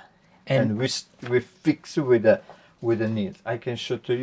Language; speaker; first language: English; non-native, learner; Italian